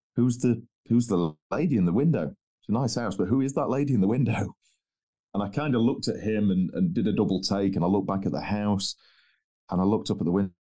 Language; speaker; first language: English; native; English